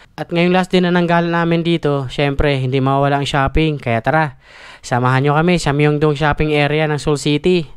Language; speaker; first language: Filipino; native; Filipino